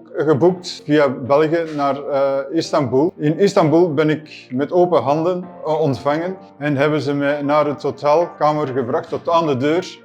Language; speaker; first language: Dutch; native; Dutch